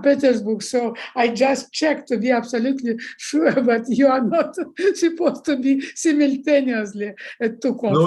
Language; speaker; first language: English; non-native, fluent; Russian